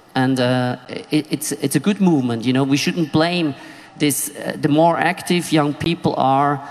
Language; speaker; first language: English; non-native, fluent; Swiss German